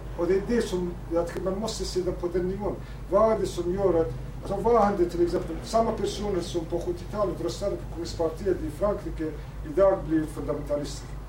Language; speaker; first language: Swedish; non-native, fluent; Kurdish